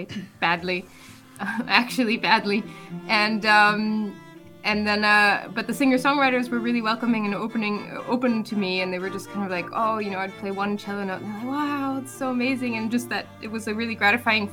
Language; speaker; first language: English; native; English